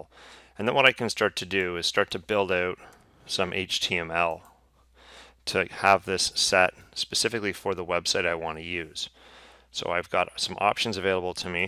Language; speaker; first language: English; native; English